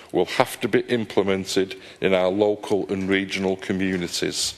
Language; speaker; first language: English; native; English